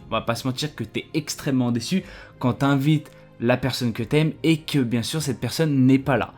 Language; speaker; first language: French; native; French